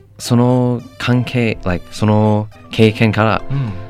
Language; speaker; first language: Japanese; non-native, learner; English